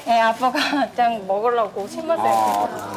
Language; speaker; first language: Korean; non-native, fluent; Vietnamese